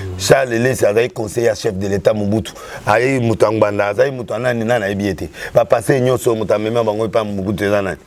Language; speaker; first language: Lingala; non-native, local second language; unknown